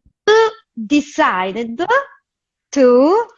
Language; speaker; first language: English; non-native, fluent; Italian